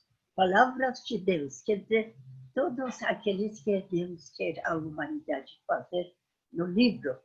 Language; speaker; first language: Portuguese; non-native, fluent; Persian